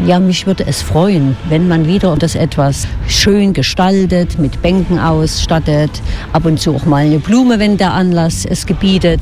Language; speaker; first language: German; native; German